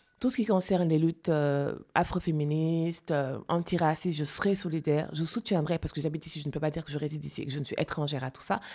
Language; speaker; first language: French; non-native, local second language; Fula